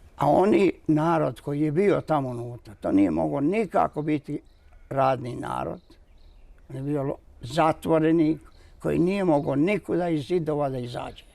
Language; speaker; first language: Bosnian; native; Bosnian